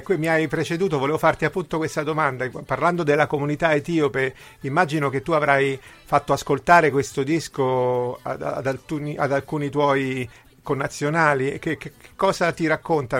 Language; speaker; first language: Italian; native; Italian